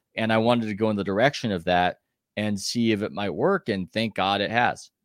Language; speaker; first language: English; native; English